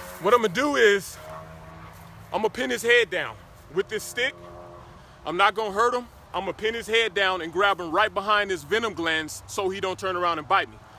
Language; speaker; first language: English; native; English